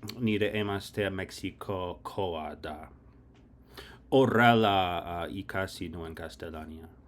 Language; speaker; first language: Basque; non-native, learner; English